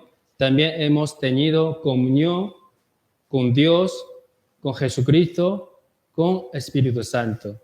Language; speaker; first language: Spanish; non-native, learner; Korean